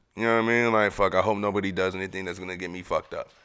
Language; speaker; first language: English; native; English